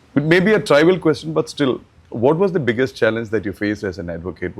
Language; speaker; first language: English; non-native, local second language; Malayalam